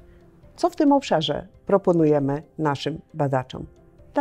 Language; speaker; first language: Polish; native; Polish